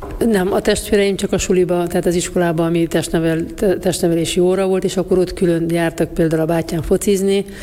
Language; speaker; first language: Hungarian; native; Hungarian